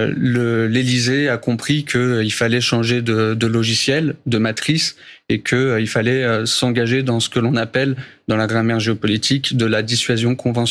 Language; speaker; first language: French; native; French